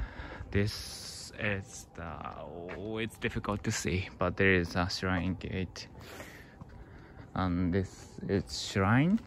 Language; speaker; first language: English; non-native, learner; Japanese